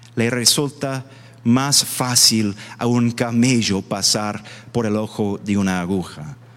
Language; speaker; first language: Spanish; non-native, fluent; English